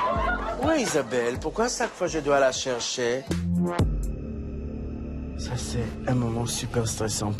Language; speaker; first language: French; non-native, fluent; Hebrew